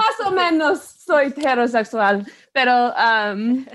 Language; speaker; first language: Spanish; non-native, learner; English